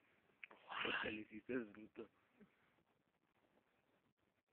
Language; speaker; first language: Spanish; native; Spanish